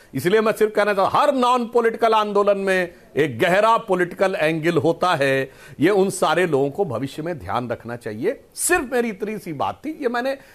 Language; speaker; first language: Hindi; native; Hindi